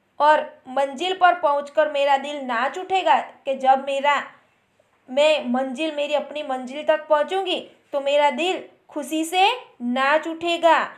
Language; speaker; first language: Hindi; non-native, local second language; Gujarati